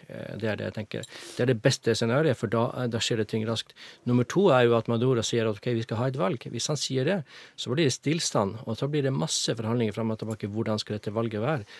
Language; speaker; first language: Norwegian; native; Norwegian